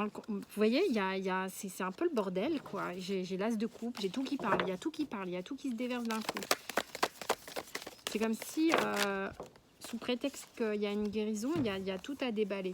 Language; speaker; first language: French; native; French